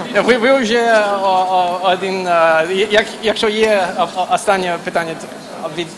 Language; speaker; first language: Ukrainian; non-native, fluent; English